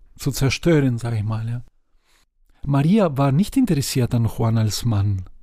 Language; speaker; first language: German; non-native, fluent; Spanish